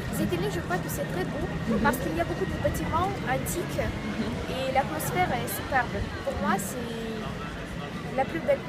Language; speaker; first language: French; non-native, learner; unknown